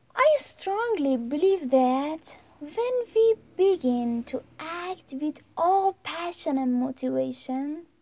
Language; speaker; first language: English; non-native, learner; Persian